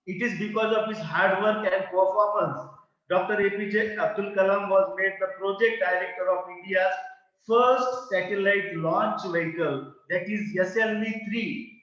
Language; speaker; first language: English; non-native, local second language; Marathi